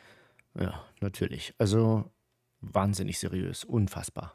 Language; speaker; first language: German; native; German